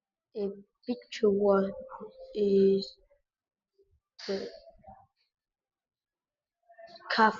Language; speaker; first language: English; non-native, learner; Vietnamese